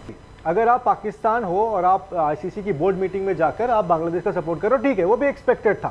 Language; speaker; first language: Hindi; native; Hindi